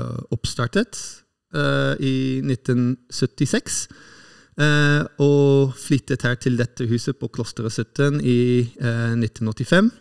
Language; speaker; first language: Norwegian; non-native, fluent; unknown